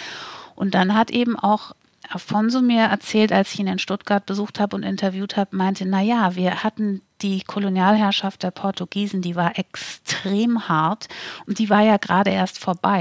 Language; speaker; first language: German; native; German